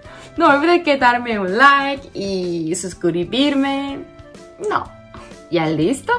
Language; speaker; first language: Spanish; non-native, learner; Korean